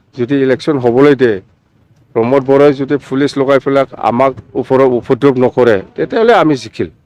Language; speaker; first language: Assamese; non-native, local second language; Bodo